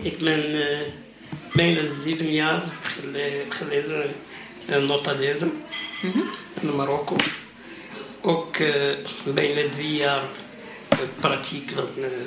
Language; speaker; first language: Dutch; non-native, learner; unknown